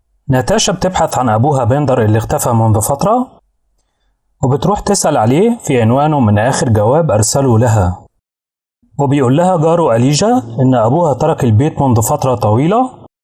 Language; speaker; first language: Arabic; native; Arabic